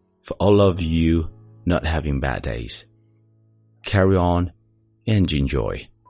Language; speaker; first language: English; non-native, fluent; Chinese